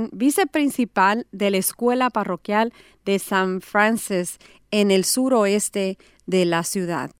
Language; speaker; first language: Spanish; native; Spanish